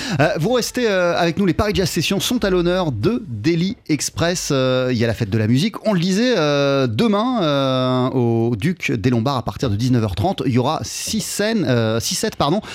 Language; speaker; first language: French; native; French